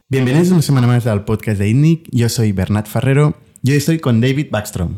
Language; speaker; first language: Spanish; non-native, local second language; Catalan